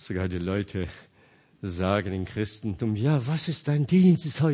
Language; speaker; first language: German; non-native, fluent; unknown